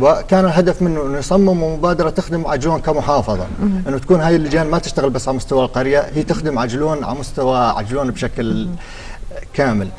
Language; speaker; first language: Arabic; native; Arabic